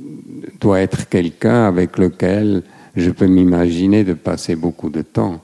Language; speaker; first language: French; non-native, fluent; German